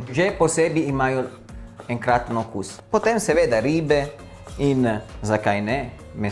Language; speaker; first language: Slovenian; non-native, learner; Italian